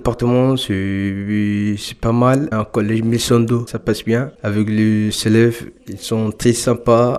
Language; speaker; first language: French; non-native, learner; Somali